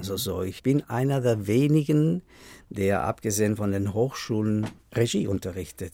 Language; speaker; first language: German; non-native, fluent; Spanish